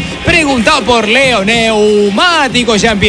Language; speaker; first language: Spanish; native; Spanish